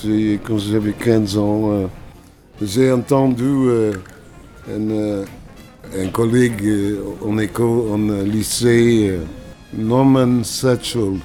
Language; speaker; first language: French; non-native, fluent; English